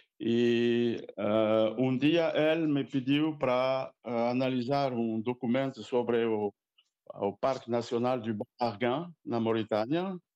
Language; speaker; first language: Portuguese; non-native, fluent; French